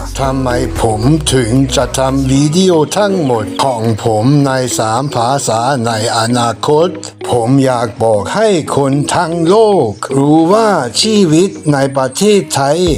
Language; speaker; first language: Thai; non-native, fluent; German